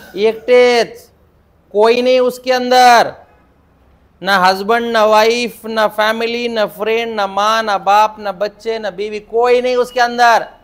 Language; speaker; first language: Hindi; non-native, local second language; Marathi